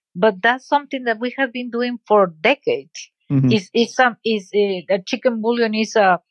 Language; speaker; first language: English; non-native, fluent; Spanish